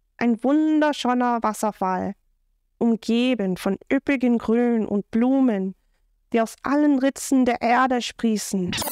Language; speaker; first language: German; non-native, fluent; English